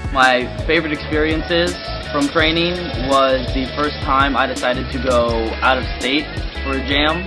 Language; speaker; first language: English; native; English